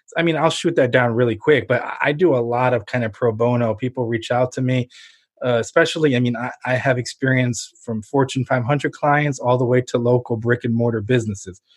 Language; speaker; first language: English; early bilingual, other home language; Ukrainian